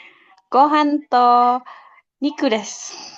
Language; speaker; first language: Japanese; non-native, learner; Malay